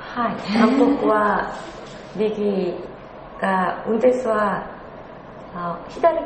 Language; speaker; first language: Japanese; non-native, learner; Korean